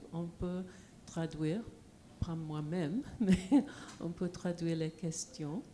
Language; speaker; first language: French; non-native, fluent; English